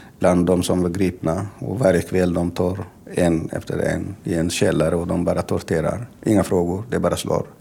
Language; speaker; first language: Swedish; non-native, fluent; Tigrinya